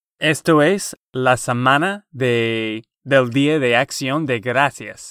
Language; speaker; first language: Spanish; non-native, fluent; English